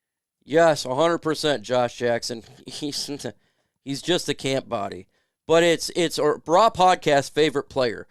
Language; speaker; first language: English; native; English